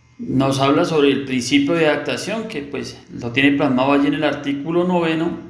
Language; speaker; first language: Spanish; native; Spanish